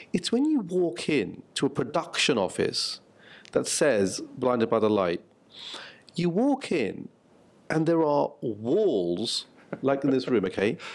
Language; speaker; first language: English; native; English